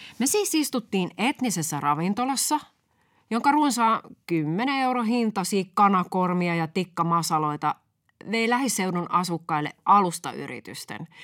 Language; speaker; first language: Finnish; native; Finnish